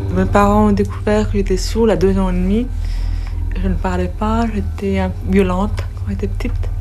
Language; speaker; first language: French; native; French